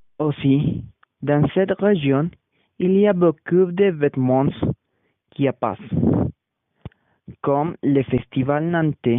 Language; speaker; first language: French; non-native, learner; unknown